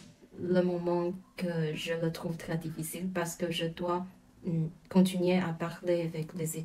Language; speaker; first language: French; non-native, fluent; Chinese